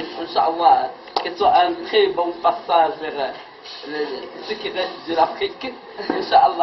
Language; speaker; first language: French; non-native, local second language; Arabic